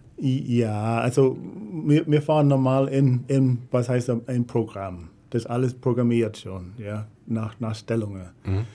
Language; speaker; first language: German; non-native, fluent; English